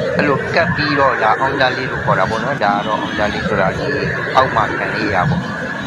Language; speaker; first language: Burmese; native; Burmese